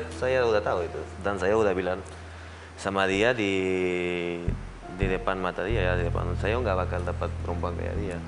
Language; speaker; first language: Indonesian; non-native, learner; Spanish